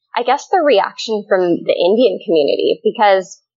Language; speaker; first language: English; native; English